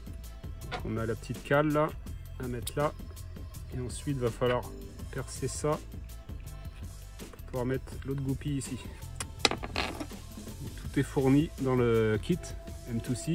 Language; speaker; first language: French; native; French